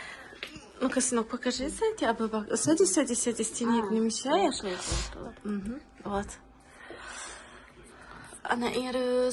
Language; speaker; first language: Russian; non-native, local second language; Tajik